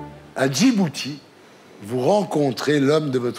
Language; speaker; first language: French; native; French